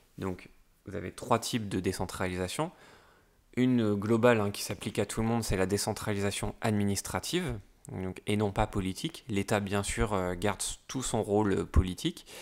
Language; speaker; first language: French; native; French